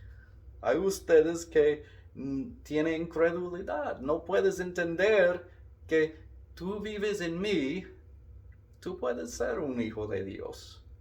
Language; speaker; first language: Spanish; non-native, learner; English